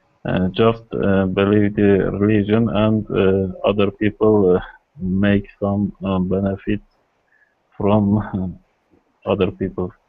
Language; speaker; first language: English; non-native, learner; Kurdish